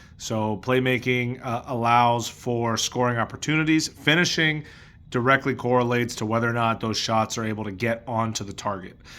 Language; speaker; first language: English; native; English